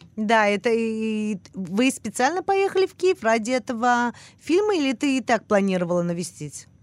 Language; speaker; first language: Russian; early bilingual, heritage; Russian